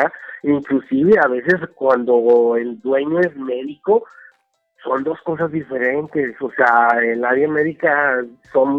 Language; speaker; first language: Spanish; native; Spanish